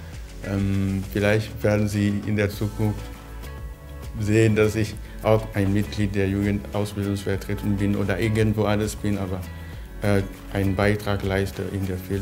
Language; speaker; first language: German; non-native, fluent; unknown